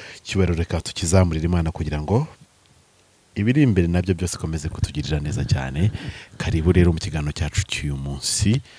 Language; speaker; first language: Kinyarwanda; native; Kinyarwanda